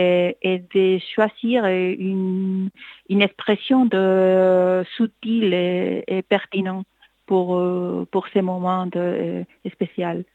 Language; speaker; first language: French; non-native, fluent; Spanish